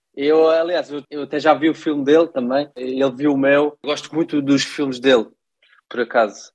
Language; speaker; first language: Portuguese; early bilingual, heritage; Portuguese